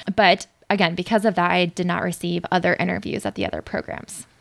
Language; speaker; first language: English; native; English